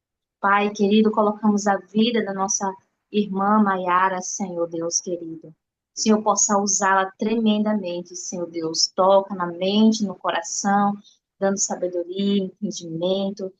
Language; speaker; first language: Portuguese; native; Portuguese